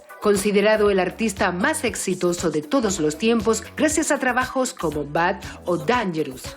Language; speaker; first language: Spanish; native; Spanish